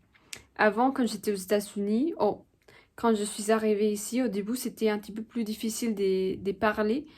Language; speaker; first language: French; non-native, fluent; Spanish